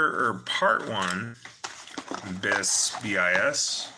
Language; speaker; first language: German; non-native, fluent; English